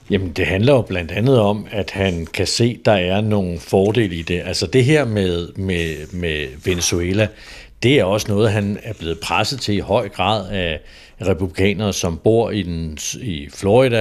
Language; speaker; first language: Danish; native; Danish